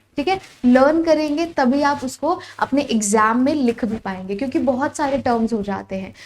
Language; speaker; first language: Hindi; native; Hindi